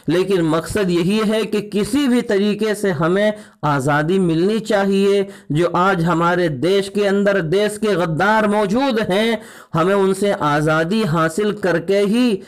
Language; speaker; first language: Urdu; native; Urdu